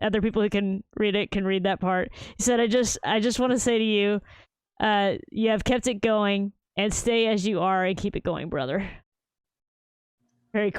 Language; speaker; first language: English; native; English